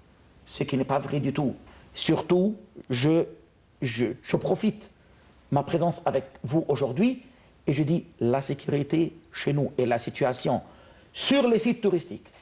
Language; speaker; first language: French; non-native, fluent; Arabic